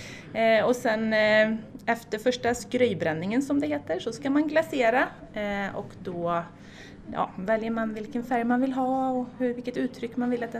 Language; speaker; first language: Swedish; native; Swedish